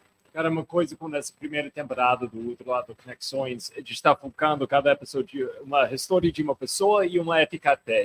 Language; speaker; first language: Portuguese; non-native, fluent; English